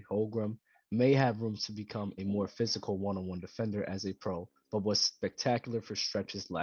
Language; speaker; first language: English; native; English